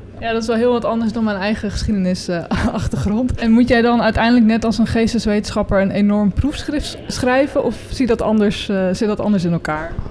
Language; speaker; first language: Dutch; native; Dutch